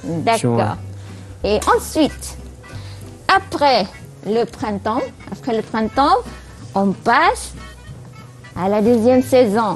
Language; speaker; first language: French; non-native, fluent; Malay